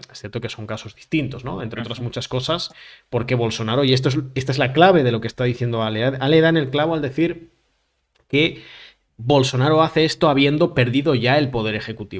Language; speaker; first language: Spanish; native; Spanish